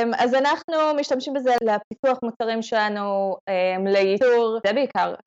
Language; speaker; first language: Hebrew; non-native, fluent; English